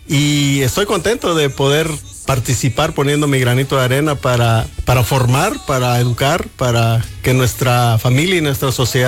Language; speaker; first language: Spanish; native; Spanish